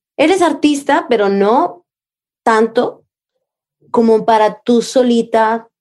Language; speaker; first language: Spanish; native; Spanish